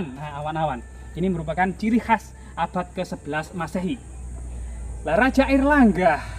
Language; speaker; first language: Indonesian; native; Indonesian